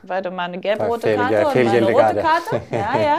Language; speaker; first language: German; native; German